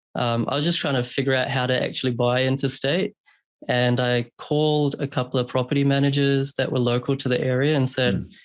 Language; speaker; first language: English; early bilingual, other home language; Hindi